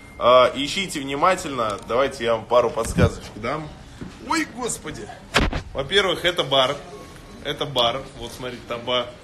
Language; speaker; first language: Russian; native; Russian